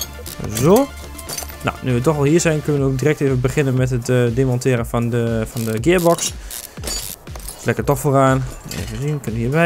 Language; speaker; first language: Dutch; native; Dutch